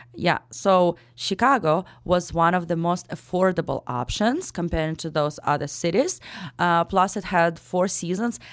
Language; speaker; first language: English; non-native, fluent; Ukrainian